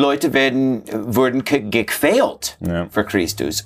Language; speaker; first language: German; non-native, fluent; English